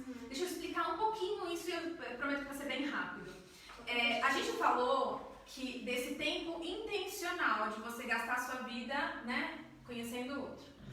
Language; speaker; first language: Portuguese; native; Portuguese